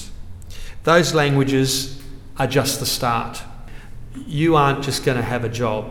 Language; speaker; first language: English; native; English